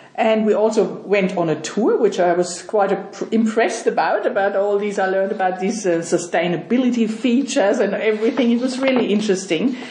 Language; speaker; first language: English; non-native, fluent; German